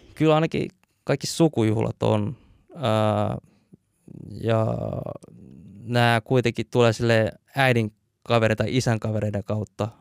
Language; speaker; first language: Finnish; early bilingual, other home language; Vietnamese